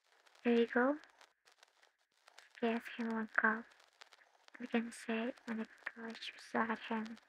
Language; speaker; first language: English; non-native, learner; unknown